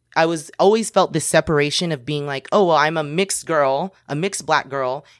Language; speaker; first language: English; early bilingual, other home language; Spanish